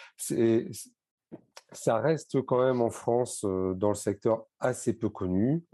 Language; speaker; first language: French; native; French